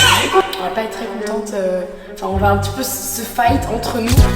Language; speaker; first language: French; native; French